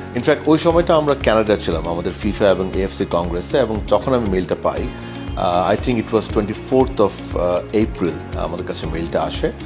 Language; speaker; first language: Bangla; native; Bangla